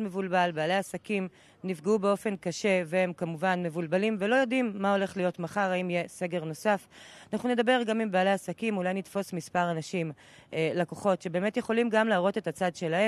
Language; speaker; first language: Hebrew; native; Hebrew